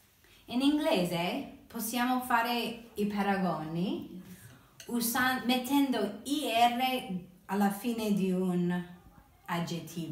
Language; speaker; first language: Italian; non-native, fluent; English